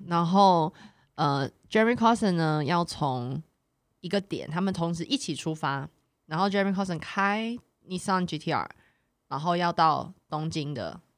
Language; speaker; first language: Chinese; native; Chinese